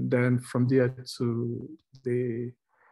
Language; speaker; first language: English; non-native, local second language; Igbo